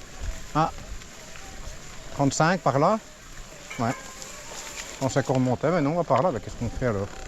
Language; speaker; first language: French; native; French